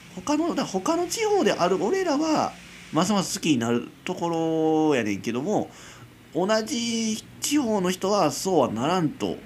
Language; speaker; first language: Japanese; native; Japanese